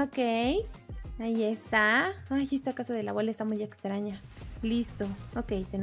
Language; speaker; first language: Spanish; native; Spanish